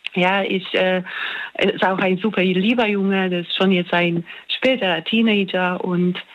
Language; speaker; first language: German; non-native, fluent; Polish